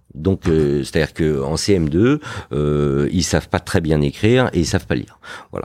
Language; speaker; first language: French; early bilingual, other home language; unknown